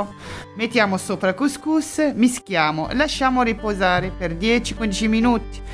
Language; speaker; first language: Italian; non-native, local second language; Arabic